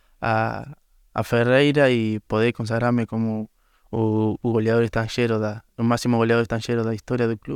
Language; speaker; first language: Portuguese; non-native, learner; Spanish